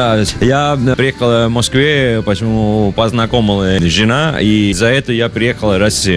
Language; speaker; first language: Russian; non-native, learner; Italian